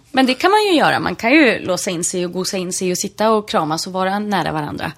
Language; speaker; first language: Swedish; native; Swedish